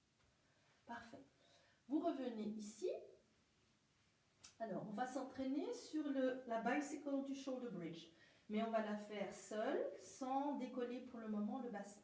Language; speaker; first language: French; native; French